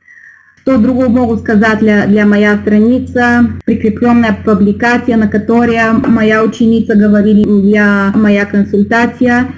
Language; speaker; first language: Russian; non-native, learner; Bulgarian